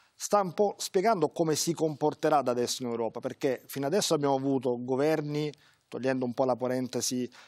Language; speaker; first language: Italian; native; Italian